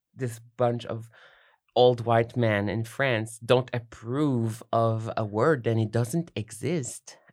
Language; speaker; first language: English; non-native, fluent; French